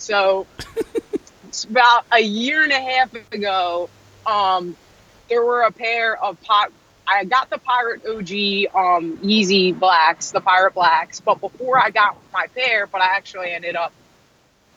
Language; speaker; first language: English; native; English